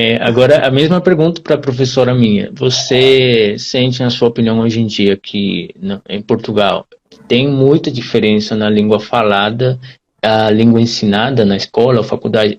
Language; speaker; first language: Portuguese; non-native, fluent; Spanish